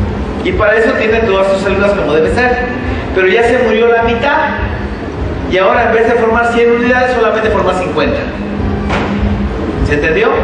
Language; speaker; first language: Spanish; native; Spanish